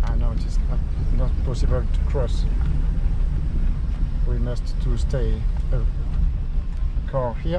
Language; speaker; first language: English; non-native, learner; French